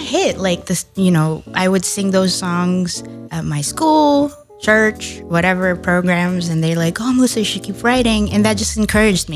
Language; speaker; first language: English; native; English